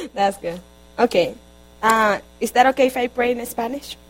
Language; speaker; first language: English; non-native, fluent; Spanish